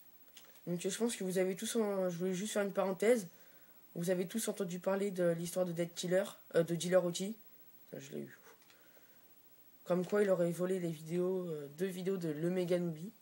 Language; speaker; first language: French; native; French